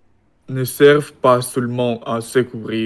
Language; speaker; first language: French; non-native, learner; Russian